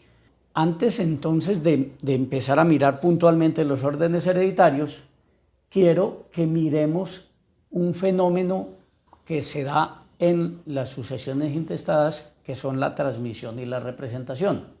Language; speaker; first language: Spanish; native; Spanish